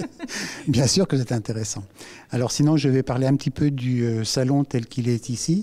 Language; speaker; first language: French; native; French